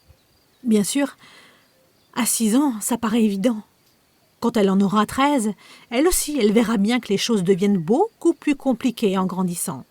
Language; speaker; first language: French; native; French